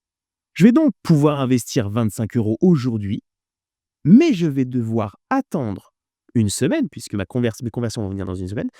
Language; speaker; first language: French; native; French